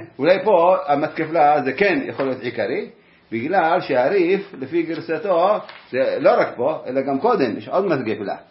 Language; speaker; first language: Hebrew; native; Hebrew